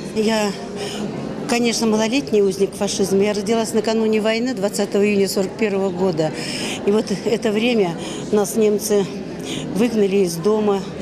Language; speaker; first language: Russian; native; Russian